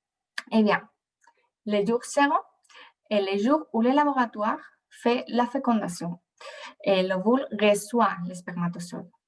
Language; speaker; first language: French; non-native, fluent; Spanish